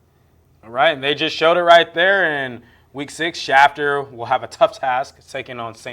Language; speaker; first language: English; native; English